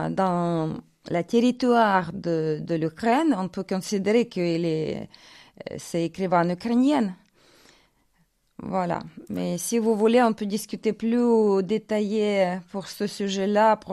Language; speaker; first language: French; non-native, fluent; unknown